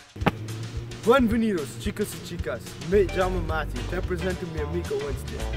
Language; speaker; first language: Spanish; non-native, learner; English